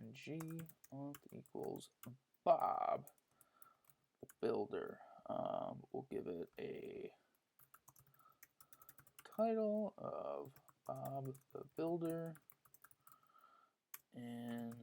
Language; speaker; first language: English; native; English